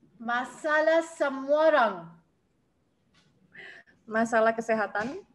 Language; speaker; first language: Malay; non-native, learner; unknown